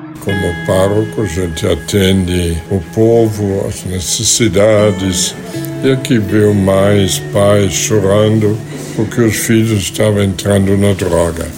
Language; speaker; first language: Portuguese; non-native, fluent; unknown